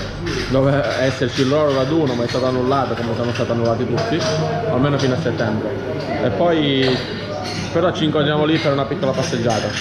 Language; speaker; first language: Italian; native; Italian